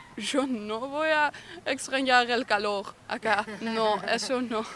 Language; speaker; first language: Spanish; non-native, learner; Dutch